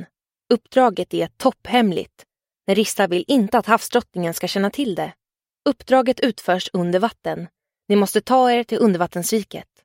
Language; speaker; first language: Swedish; native; Swedish